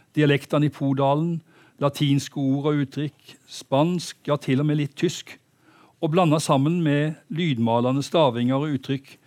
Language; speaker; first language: Norwegian; native; Norwegian